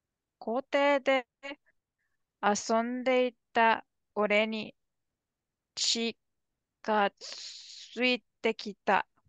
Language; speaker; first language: Japanese; non-native, learner; English